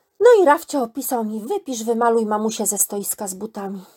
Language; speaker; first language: Polish; native; Polish